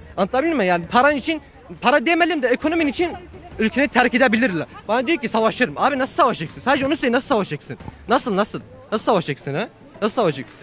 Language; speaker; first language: Turkish; early bilingual, heritage; Turkish